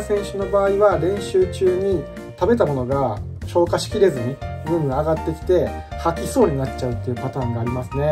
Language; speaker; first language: Japanese; native; Japanese